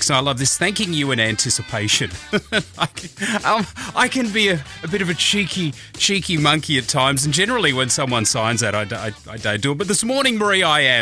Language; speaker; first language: English; native; English